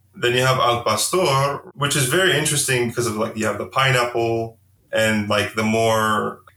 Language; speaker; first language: English; early bilingual, heritage; Arabic